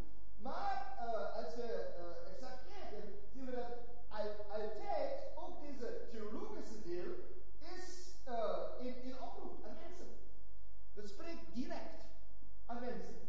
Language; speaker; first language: Dutch; non-native, fluent; German